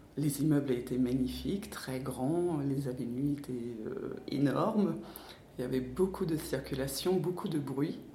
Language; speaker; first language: French; non-native, fluent; Danish